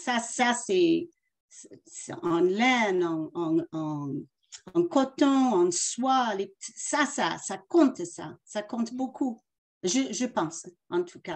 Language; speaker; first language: French; early bilingual, other home language; English